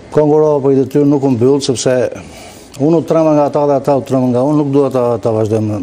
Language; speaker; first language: Albanian; native; Albanian